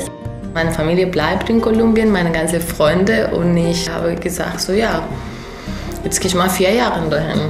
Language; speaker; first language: German; non-native, fluent; Spanish